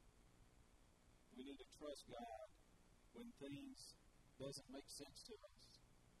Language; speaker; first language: English; native; English